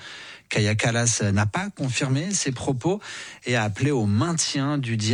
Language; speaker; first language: French; native; French